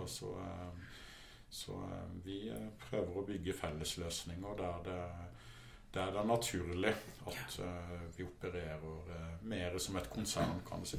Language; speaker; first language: Norwegian; native; Norwegian